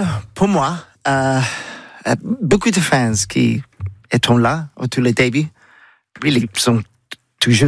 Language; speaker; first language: French; non-native, learner; English